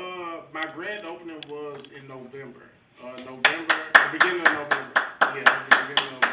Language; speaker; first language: English; native; English